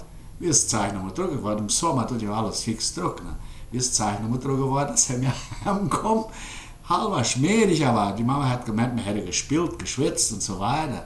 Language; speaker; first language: German; early bilingual, heritage; German